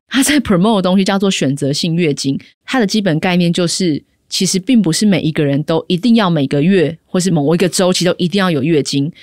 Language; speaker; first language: Chinese; native; Chinese